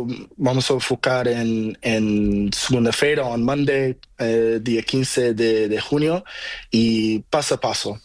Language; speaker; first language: Spanish; non-native, learner; Portuguese